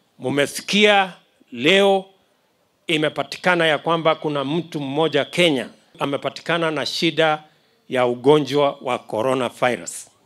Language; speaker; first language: Swahili; non-native, local second language; Kalenjin